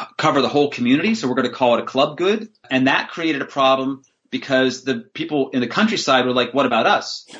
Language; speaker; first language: English; native; English